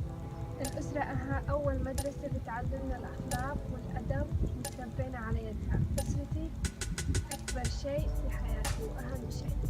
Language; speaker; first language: Arabic; early bilingual, heritage; Arabic